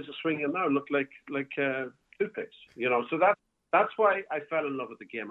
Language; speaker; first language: English; native; English